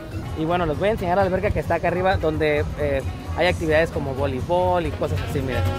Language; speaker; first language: Spanish; native; Spanish